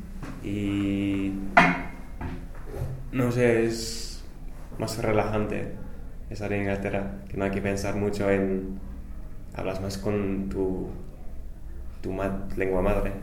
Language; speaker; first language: Spanish; non-native, fluent; English